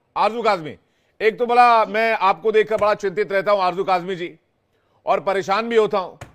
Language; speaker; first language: Hindi; native; Hindi